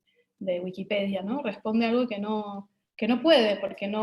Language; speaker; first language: Spanish; native; Spanish